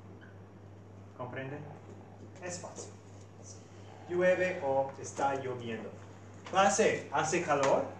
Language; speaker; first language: Spanish; non-native, fluent; English